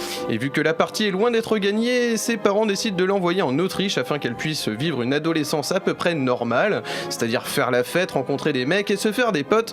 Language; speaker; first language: French; native; French